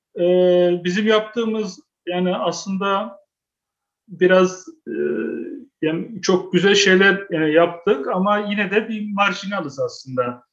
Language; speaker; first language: Turkish; early bilingual, heritage; Turkish